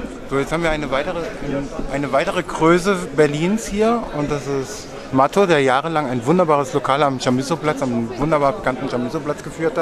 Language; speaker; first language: German; native; German